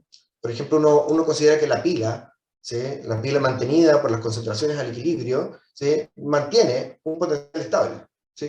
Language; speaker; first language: Spanish; native; Spanish